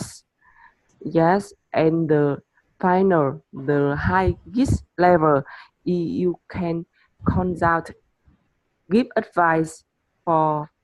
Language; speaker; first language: English; non-native, learner; Vietnamese